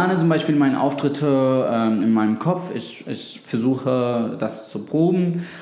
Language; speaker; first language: German; non-native, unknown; Arabic